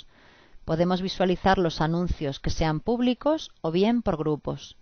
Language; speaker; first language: Spanish; native; Spanish